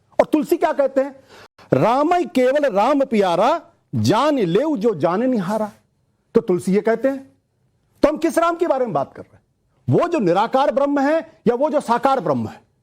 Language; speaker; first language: Hindi; native; Hindi